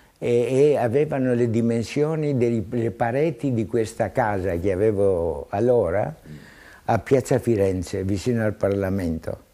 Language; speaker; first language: Italian; non-native, fluent; Greek